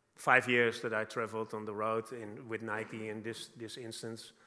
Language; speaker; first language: English; non-native, fluent; Dutch